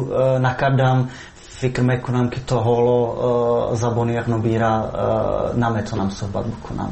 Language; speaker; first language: Persian; non-native, fluent; Czech